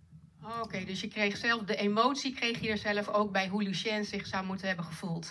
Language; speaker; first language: Dutch; native; Dutch